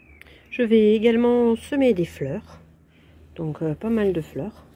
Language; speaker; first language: French; native; French